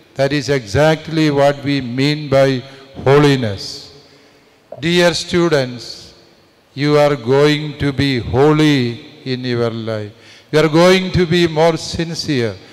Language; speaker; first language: English; non-native, local second language; Malayalam